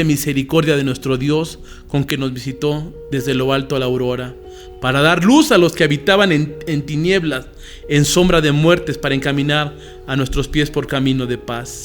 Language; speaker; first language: Spanish; native; Spanish